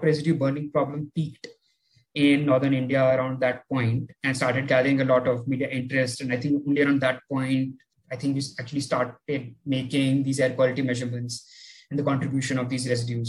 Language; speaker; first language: English; non-native, local second language; Hindi